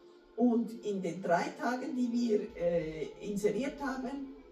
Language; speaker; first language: German; non-native, fluent; Portuguese